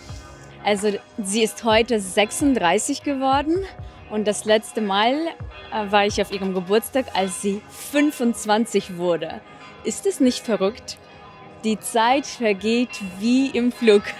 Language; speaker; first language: German; non-native, fluent; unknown